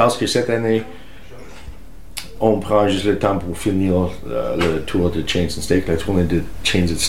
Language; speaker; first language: French; non-native, learner; English